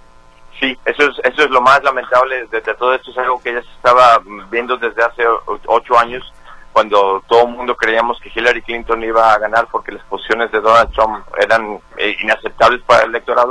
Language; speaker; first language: Spanish; native; Spanish